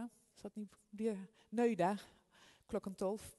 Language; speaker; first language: Swedish; non-native, fluent; Dutch